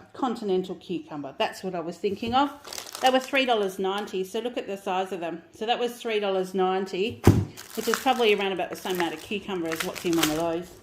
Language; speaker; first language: English; native; English